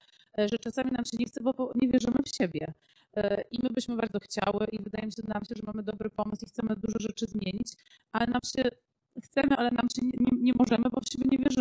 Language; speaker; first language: Polish; native; Polish